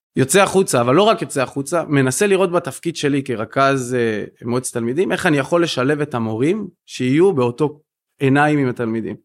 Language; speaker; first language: Hebrew; native; Hebrew